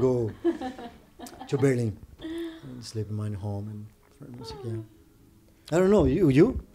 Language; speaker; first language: English; non-native, learner; Portuguese